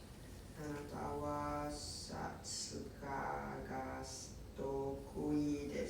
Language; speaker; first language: Japanese; non-native, learner; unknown